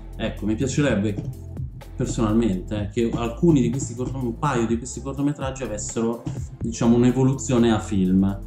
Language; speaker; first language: Italian; early bilingual, other home language; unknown